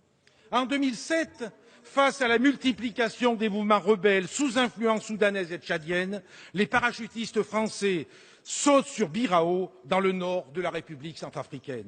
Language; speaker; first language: French; native; French